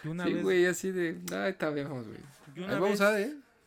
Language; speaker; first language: Spanish; native; Spanish